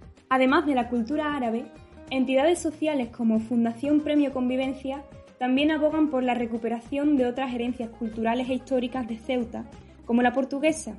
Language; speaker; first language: Spanish; native; Spanish